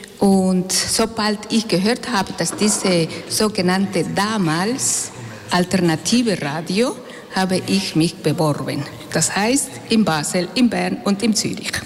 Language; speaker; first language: German; non-native, fluent; Spanish